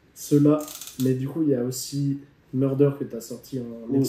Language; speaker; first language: French; native; French